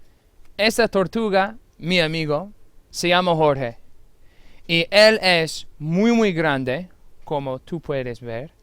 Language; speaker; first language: Spanish; non-native, fluent; English